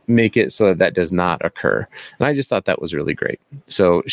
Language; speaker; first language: English; native; English